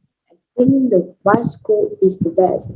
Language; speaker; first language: English; non-native, learner; Vietnamese